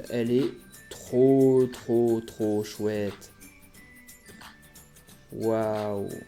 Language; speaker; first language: French; native; French